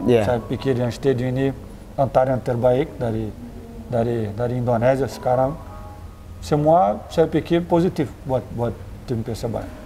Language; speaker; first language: Indonesian; non-native, fluent; Portuguese